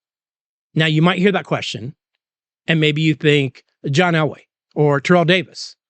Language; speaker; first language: English; native; English